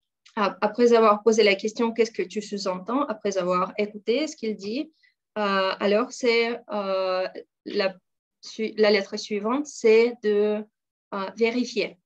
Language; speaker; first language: French; non-native, fluent; Russian